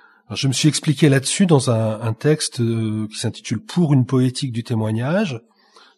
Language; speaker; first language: French; native; French